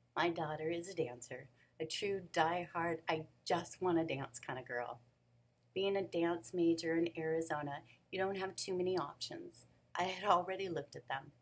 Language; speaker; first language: English; native; English